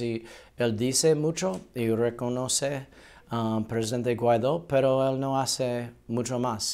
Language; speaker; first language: Spanish; non-native, learner; English